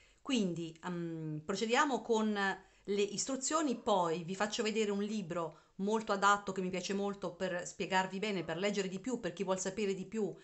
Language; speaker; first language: Italian; native; Italian